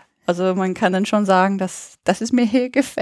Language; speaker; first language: German; non-native, fluent; English